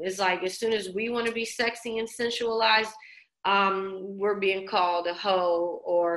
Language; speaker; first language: English; native; English